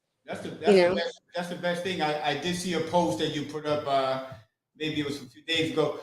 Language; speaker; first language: English; native; English